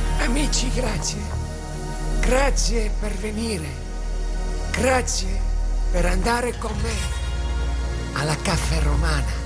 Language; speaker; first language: Italian; non-native, learner; Dutch